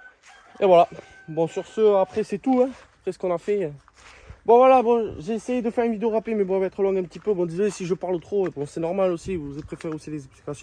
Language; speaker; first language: French; native; French